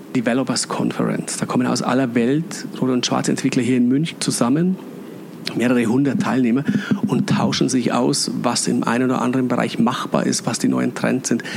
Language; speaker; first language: German; native; German